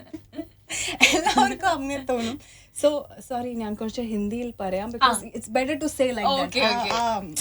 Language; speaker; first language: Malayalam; early bilingual, heritage; Malayalam